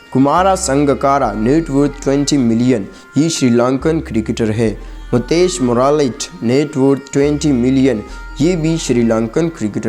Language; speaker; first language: Hindi; native; Hindi